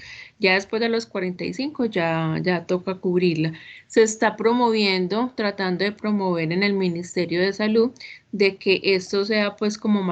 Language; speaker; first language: Spanish; native; Spanish